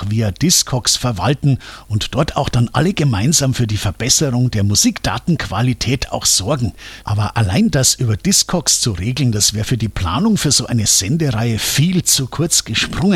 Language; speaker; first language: German; native; German